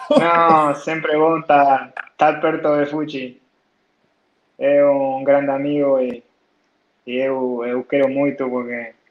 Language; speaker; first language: Portuguese; non-native, fluent; Spanish